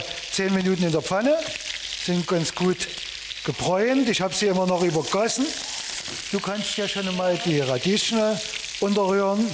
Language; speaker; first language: German; native; German